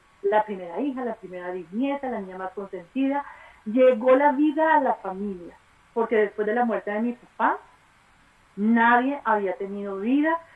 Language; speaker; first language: Spanish; native; Spanish